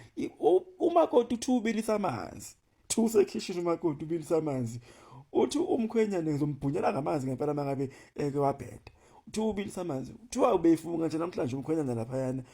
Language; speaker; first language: Zulu; native; Zulu